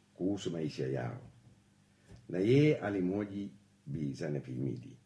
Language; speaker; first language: Swahili; non-native, fluent; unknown